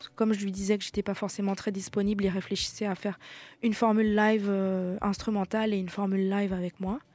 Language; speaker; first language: French; native; French